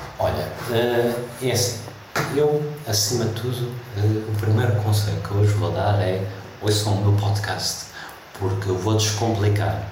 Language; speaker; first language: Portuguese; early bilingual, heritage; Portuguese